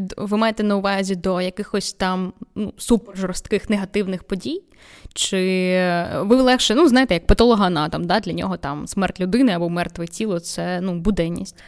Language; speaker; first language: Ukrainian; non-native, local second language; Russian